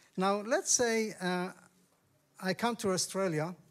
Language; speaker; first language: English; non-native, fluent; Hebrew